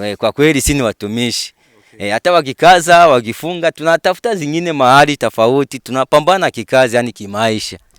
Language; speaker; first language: Swahili; non-native, fluent; Rundi